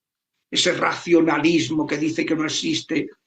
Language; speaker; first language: Spanish; native; Spanish